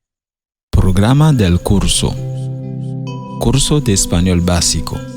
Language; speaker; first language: Spanish; non-native, fluent; Haitian Creole